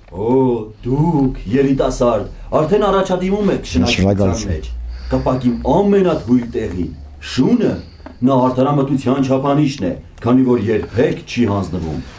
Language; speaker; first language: Armenian; native; Armenian